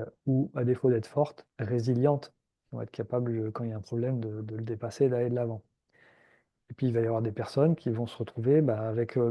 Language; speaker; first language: French; native; French